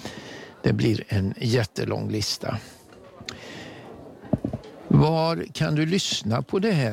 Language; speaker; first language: Swedish; native; Swedish